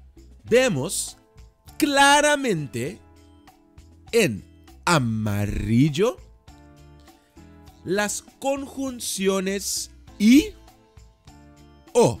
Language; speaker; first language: Spanish; non-native, fluent; Dutch